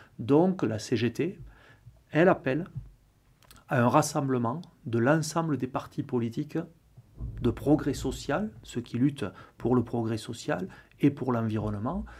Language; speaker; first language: French; native; French